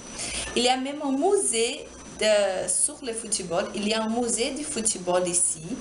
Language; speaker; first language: French; non-native, learner; Portuguese